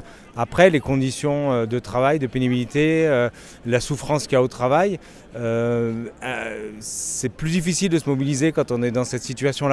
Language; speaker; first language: French; native; French